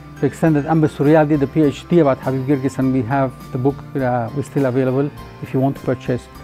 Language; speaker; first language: English; non-native, fluent; Arabic